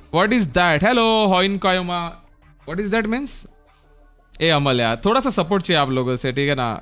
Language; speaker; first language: Hindi; non-native, local second language; Marathi